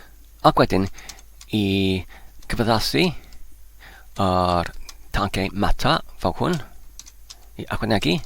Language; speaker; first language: Welsh; non-native, learner; Polish